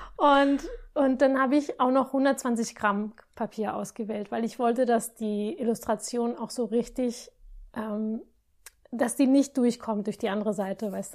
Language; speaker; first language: German; non-native, fluent; Spanish